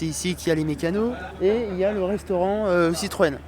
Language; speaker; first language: French; native; French